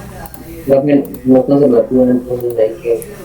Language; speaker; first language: Spanish; native; Spanish